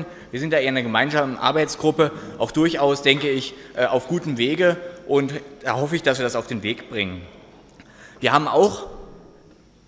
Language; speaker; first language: German; native; German